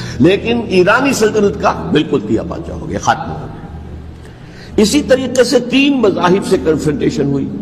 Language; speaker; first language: Urdu; native; Urdu